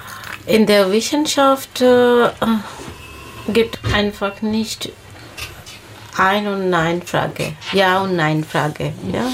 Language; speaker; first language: German; non-native, learner; Bangla